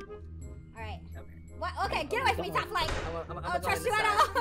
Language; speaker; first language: English; native; English